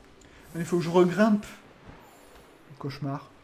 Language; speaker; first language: French; native; French